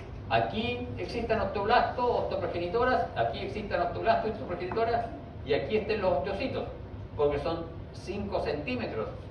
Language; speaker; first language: Spanish; native; Spanish